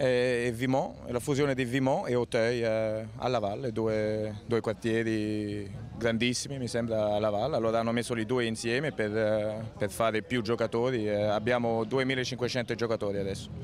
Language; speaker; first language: Italian; early bilingual, heritage; Italian